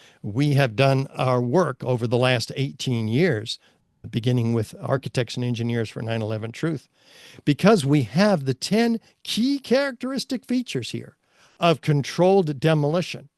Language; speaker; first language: English; native; English